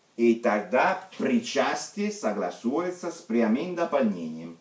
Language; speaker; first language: Russian; non-native, fluent; Italian